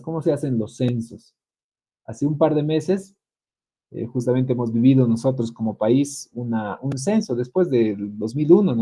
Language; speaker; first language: Spanish; native; Spanish